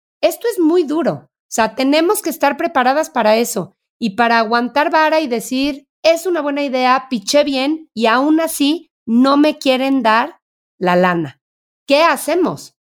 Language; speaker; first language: Spanish; native; Spanish